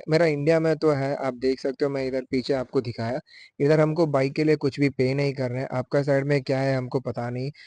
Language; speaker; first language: Hindi; non-native, local second language; Kannada